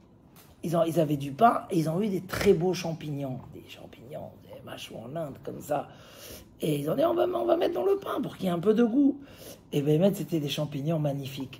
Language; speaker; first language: French; native; French